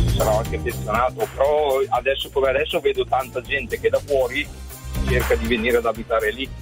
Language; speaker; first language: Italian; native; Italian